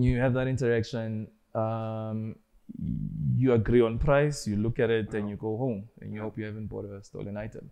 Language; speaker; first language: English; non-native, local second language; Zulu